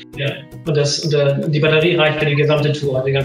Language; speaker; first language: German; native; German